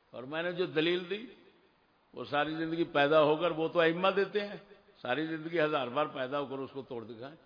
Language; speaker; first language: Urdu; native; Urdu